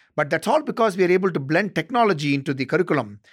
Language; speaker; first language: English; non-native, local second language; Tamil